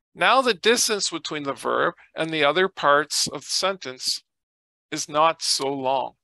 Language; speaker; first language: English; native; English